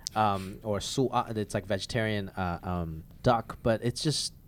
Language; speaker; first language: English; non-native, local second language; Cantonese